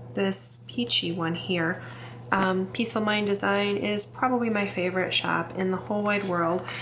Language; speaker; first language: English; native; English